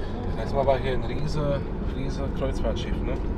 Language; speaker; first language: German; native; German